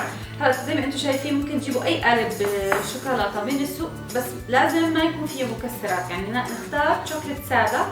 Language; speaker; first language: Arabic; native; Arabic